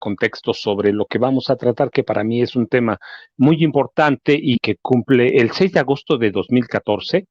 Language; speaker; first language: Spanish; native; Spanish